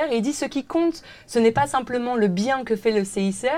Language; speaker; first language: French; native; French